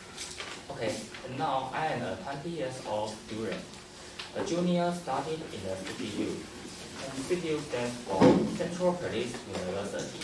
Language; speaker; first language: English; non-native, learner; Chinese